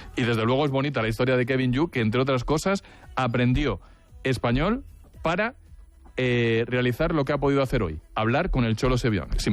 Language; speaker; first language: Spanish; native; Spanish